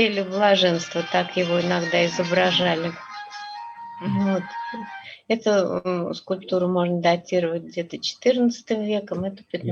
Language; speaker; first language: Russian; native; Russian